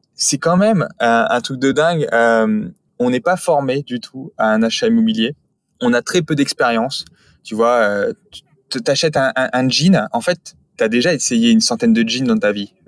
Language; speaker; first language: French; native; French